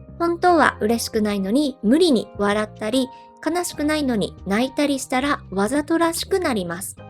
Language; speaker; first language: Japanese; native; Japanese